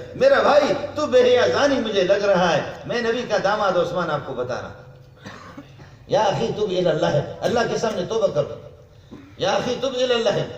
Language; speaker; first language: Urdu; non-native, local second language; Brahui